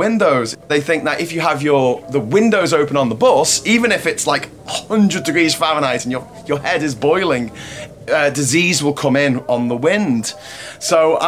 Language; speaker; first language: English; native; English